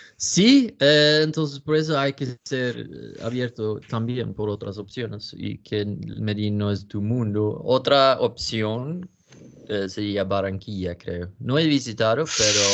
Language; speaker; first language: Spanish; non-native, learner; Swedish